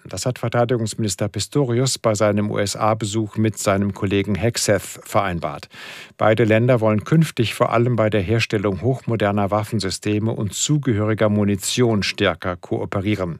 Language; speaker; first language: German; native; German